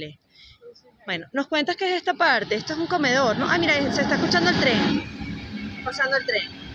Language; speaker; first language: Spanish; native; Spanish